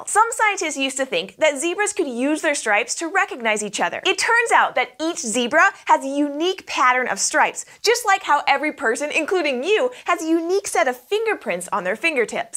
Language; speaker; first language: English; native; English